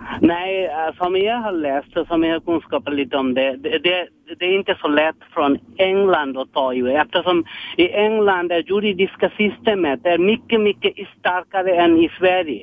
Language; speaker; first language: Swedish; non-native, fluent; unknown